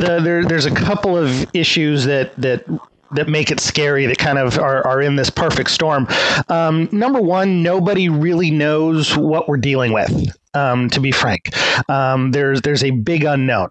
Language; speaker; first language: English; native; English